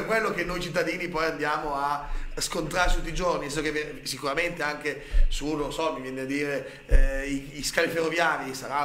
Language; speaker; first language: Italian; native; Italian